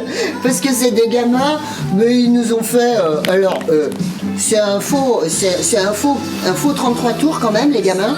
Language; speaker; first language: French; native; French